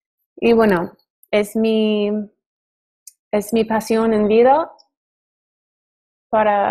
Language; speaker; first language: Spanish; non-native, learner; English